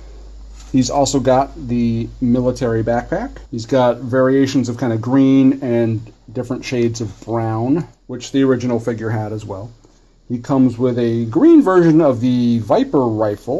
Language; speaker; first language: English; native; English